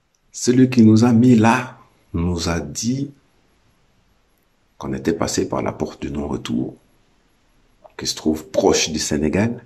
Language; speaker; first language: French; native; French